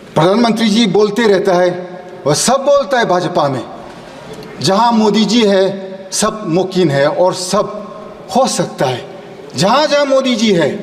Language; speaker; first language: Hindi; non-native, local second language; Manipuri